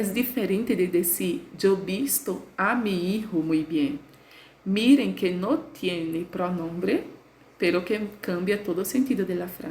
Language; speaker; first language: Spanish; non-native, fluent; Portuguese